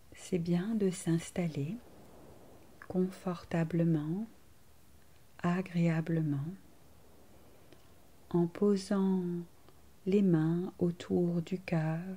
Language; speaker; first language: French; native; French